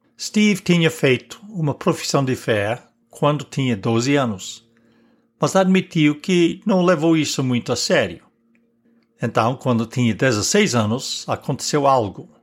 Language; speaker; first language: Portuguese; non-native, fluent; English